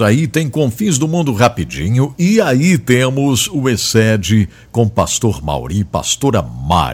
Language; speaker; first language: Portuguese; native; Portuguese